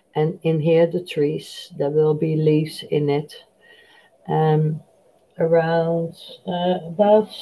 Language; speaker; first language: English; non-native, fluent; Dutch